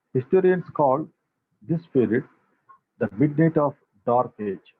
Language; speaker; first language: English; non-native, local second language; Telugu